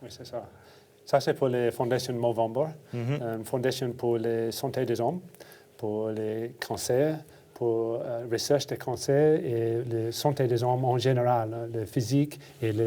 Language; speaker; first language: French; non-native, learner; English